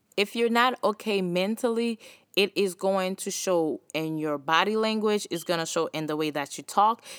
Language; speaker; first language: English; early bilingual, other home language; Haitian Creole